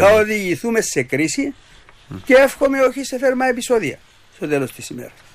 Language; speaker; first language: Greek; native; Greek